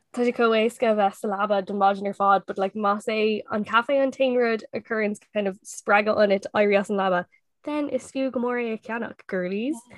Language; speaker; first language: Irish; non-native, local second language; English